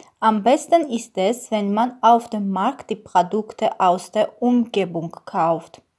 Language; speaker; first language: German; non-native, learner; Armenian